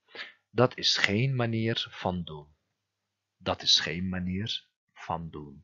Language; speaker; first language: Dutch; non-native, fluent; Turkish